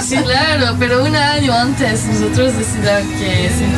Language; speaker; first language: Spanish; non-native, learner; French